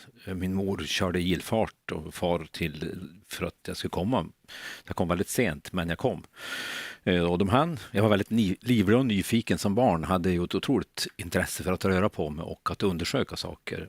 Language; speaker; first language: Swedish; native; Swedish